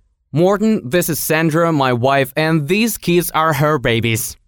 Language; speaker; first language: English; non-native, fluent; Russian